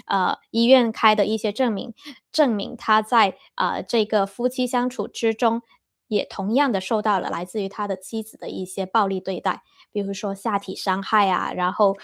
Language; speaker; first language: Chinese; native; Chinese